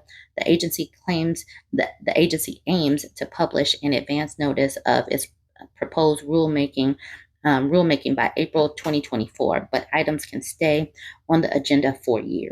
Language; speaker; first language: English; native; English